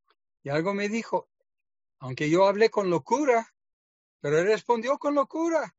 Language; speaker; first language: Spanish; non-native, fluent; English